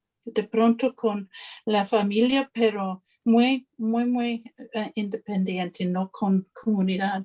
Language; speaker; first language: Spanish; non-native, fluent; English